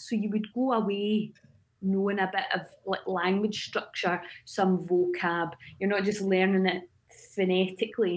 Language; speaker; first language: English; native; English